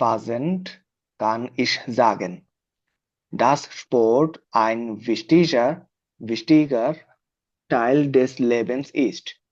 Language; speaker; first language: German; non-native, learner; Bangla